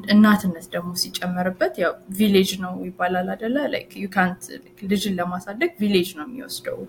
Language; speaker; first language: Amharic; native; Amharic